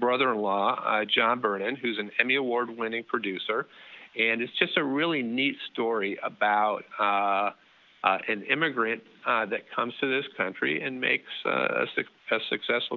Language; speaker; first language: English; early bilingual, other home language; Dutch